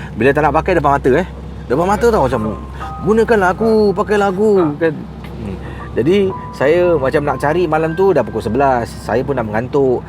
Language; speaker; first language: Malay; native; Malay